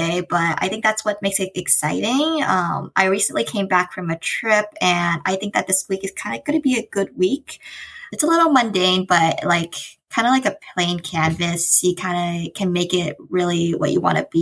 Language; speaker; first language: English; native; English